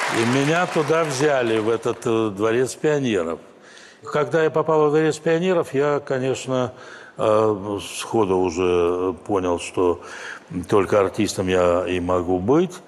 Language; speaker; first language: Russian; native; Russian